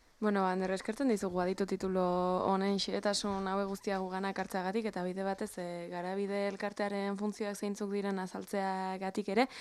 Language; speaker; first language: Basque; native; Basque